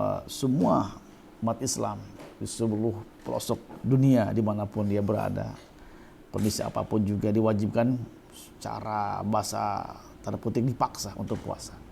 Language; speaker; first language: Indonesian; native; Indonesian